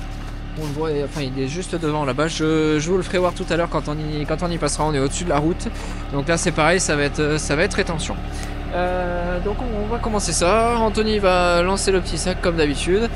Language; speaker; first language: French; native; French